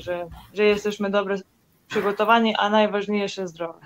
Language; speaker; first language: Polish; non-native, learner; Serbian